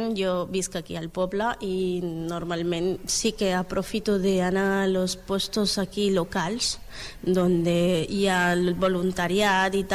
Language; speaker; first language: Catalan; non-native, learner; Spanish